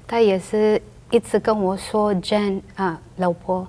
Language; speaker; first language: Chinese; non-native, learner; Filipino